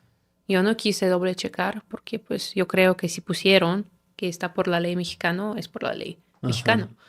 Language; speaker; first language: Spanish; non-native, fluent; Ukrainian